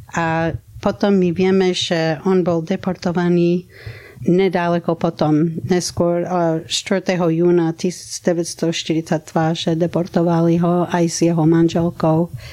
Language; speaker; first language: Slovak; non-native, fluent; English